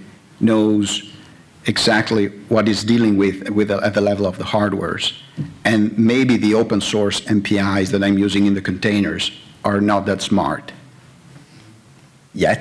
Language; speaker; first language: English; non-native, fluent; Italian